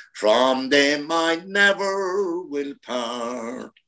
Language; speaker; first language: English; native; English